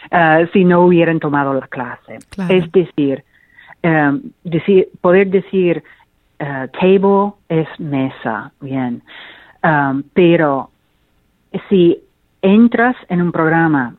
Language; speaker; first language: Spanish; non-native, fluent; English